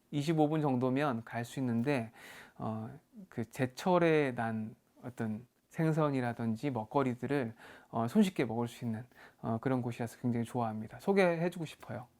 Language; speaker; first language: Korean; native; Korean